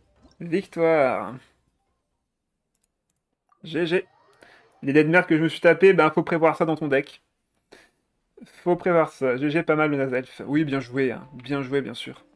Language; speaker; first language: French; native; French